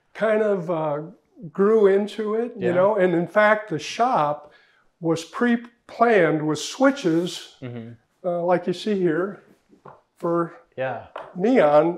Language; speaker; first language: English; native; English